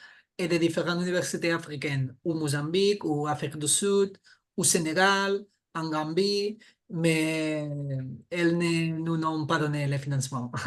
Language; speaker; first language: French; non-native, fluent; Catalan